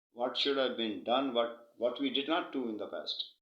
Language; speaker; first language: English; non-native, local second language; Urdu